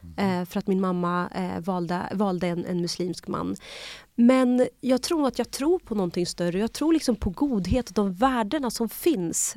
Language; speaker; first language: Swedish; early bilingual, other home language; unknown